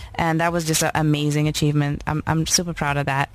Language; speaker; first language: English; native; English